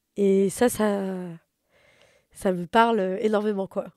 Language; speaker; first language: French; native; French